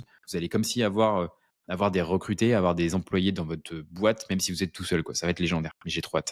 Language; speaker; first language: French; native; French